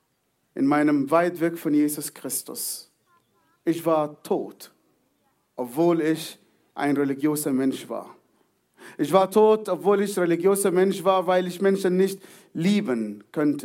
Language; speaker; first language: German; non-native, fluent; Arabic